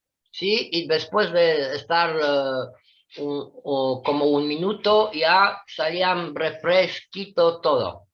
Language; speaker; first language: Spanish; non-native, fluent; Italian